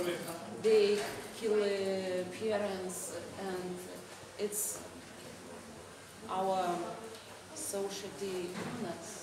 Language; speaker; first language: English; non-native, learner; Lithuanian